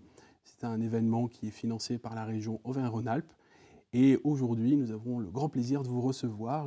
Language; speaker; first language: French; native; French